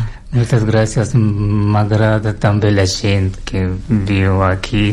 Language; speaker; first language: Catalan; non-native, learner; Russian